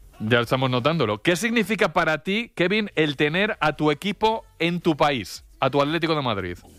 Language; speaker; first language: Spanish; native; Spanish